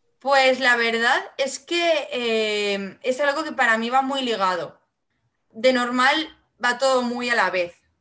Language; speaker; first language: Spanish; non-native, local second language; Catalan